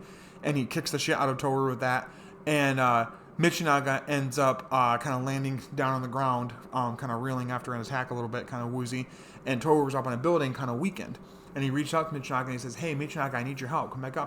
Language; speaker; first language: English; native; English